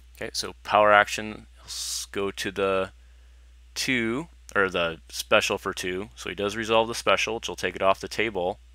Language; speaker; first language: English; native; English